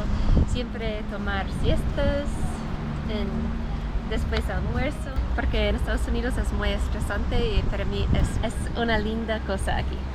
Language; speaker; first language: Spanish; non-native, learner; English